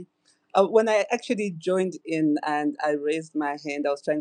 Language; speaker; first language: English; non-native, local second language; Shona